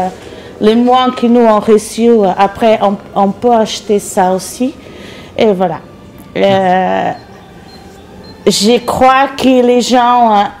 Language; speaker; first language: French; non-native, fluent; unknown